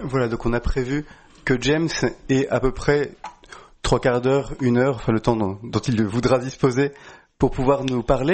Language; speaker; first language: French; native; French